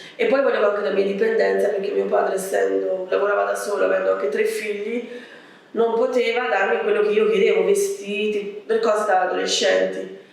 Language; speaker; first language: Italian; early bilingual, other home language; Arabic